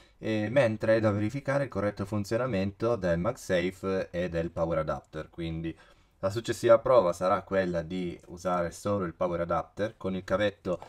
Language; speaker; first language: Italian; native; Italian